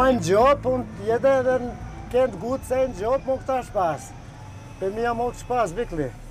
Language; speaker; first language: German; non-native, learner; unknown